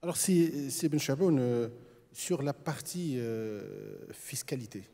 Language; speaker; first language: French; non-native, local second language; Arabic